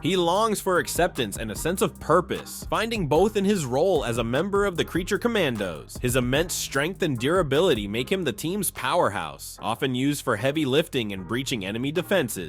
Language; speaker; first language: English; native; English